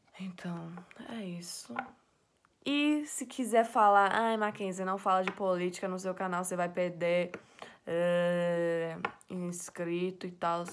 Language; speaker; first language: Portuguese; non-native, fluent; English